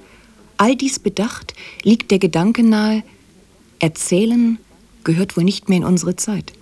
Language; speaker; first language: German; native; German